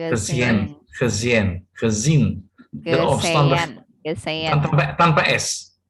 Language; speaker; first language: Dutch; non-native, learner; Indonesian